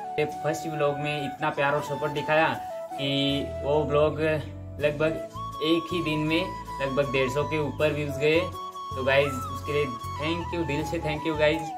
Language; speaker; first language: Hindi; non-native, local second language; Marathi